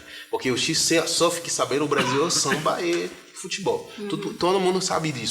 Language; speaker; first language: Portuguese; non-native, fluent; Haitian Creole